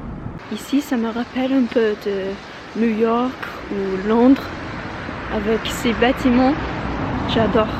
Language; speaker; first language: French; non-native, learner; English